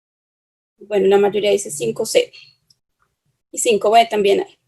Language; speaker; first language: Spanish; native; Spanish